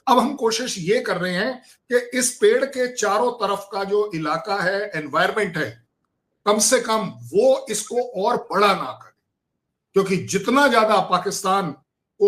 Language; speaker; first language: Hindi; native; Hindi